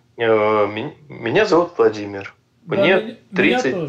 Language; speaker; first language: Russian; native; Russian